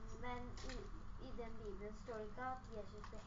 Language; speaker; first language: Norwegian; early bilingual, other home language; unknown